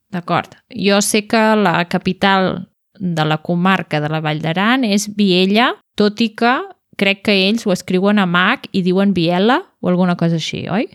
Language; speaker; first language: Catalan; native; Catalan